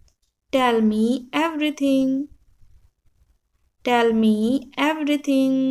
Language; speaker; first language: English; non-native, local second language; Hindi